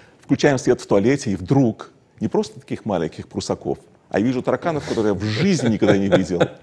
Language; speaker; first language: Russian; native; Russian